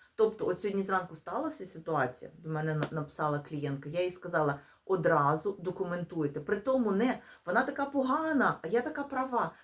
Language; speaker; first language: Ukrainian; non-native, local second language; Russian